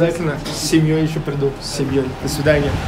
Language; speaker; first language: Russian; native; Russian